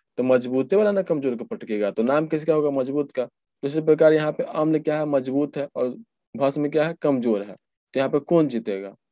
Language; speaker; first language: Hindi; native; Hindi